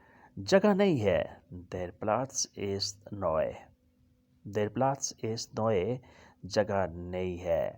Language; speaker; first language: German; non-native, learner; Urdu